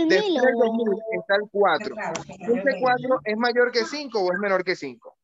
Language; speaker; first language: Spanish; native; Spanish